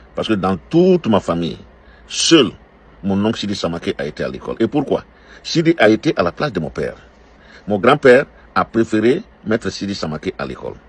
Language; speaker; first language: French; non-native, local second language; Dyula